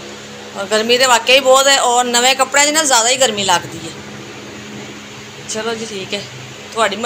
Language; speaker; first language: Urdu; non-native, local second language; Punjabi